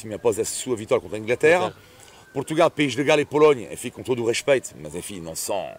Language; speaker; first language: Portuguese; non-native, fluent; French